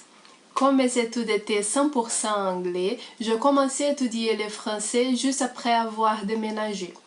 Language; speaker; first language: French; non-native, learner; Portuguese